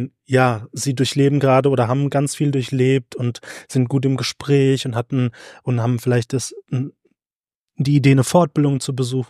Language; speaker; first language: German; native; German